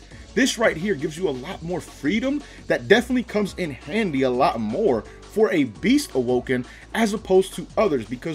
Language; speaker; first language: English; native; English